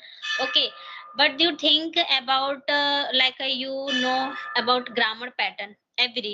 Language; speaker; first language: English; non-native, learner; Hindi